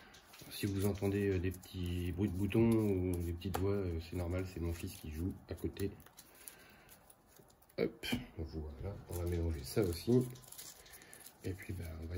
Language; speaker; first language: French; native; French